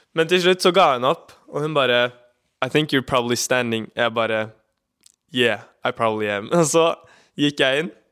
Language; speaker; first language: Norwegian; native; Norwegian